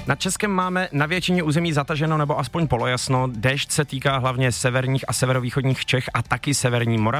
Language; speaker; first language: Czech; native; Czech